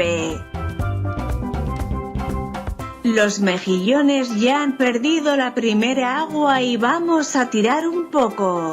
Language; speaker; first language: Spanish; non-native, learner; Italian